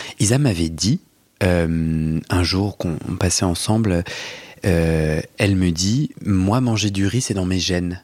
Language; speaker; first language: French; native; French